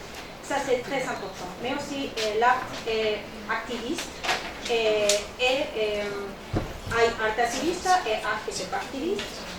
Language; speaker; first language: French; non-native, learner; Spanish